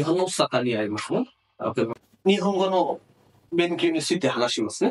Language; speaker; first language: Japanese; non-native, fluent; Bangla